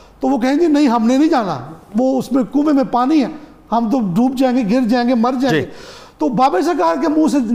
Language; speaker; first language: Urdu; non-native, local second language; Punjabi